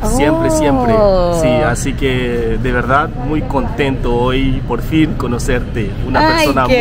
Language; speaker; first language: Spanish; non-native, fluent; Haitian Creole